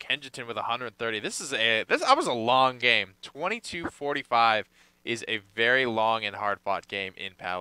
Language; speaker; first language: English; native; English